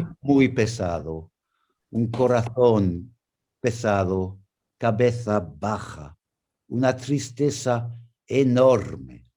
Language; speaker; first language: Spanish; non-native, fluent; English